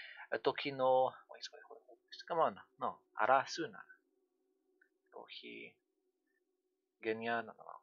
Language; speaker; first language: Japanese; non-native, learner; French